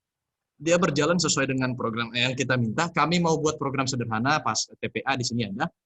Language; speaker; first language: Indonesian; native; Indonesian